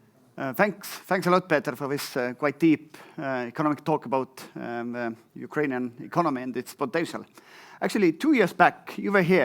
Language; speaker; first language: English; non-native, fluent; Estonian